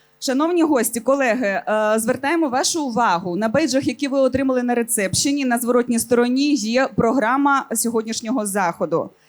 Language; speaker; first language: Ukrainian; native; Ukrainian